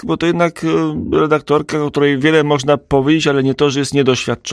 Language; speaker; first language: Polish; native; Polish